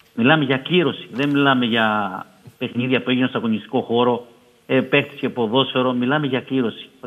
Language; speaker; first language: Greek; native; Greek